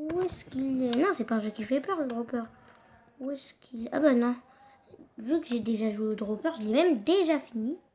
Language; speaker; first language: French; native; French